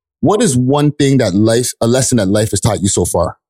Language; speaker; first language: English; native; English